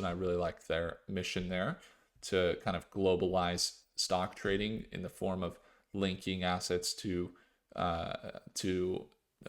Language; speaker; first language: English; native; English